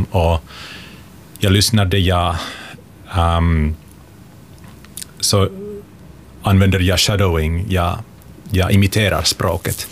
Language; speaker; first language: Swedish; non-native, fluent; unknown